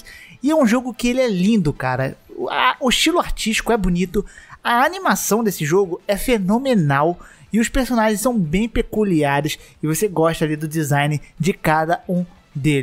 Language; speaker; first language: Portuguese; native; Portuguese